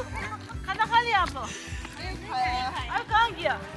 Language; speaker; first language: Hindi; non-native, learner; Tibetan